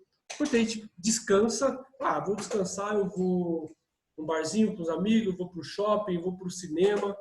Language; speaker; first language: Portuguese; native; Portuguese